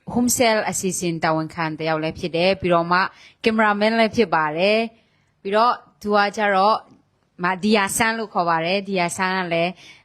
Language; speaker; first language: Burmese; non-native, local second language; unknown